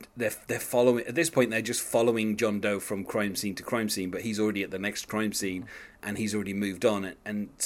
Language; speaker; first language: English; native; English